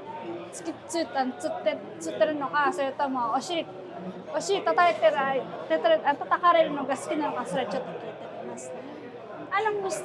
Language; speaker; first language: Japanese; non-native, fluent; Filipino